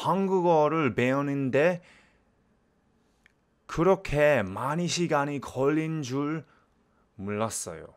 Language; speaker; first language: Korean; non-native, learner; English